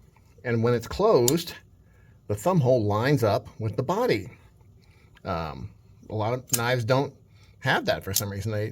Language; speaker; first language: English; native; English